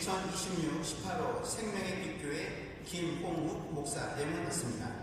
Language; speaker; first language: Korean; native; Korean